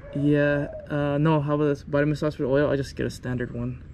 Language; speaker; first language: English; early bilingual, other home language; Vietnamese